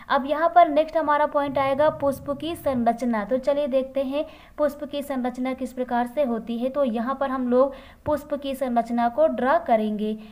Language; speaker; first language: Hindi; native; Hindi